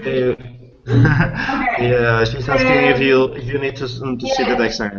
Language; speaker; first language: English; non-native, fluent; Spanish